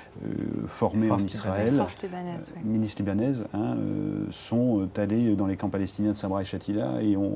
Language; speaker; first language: French; native; French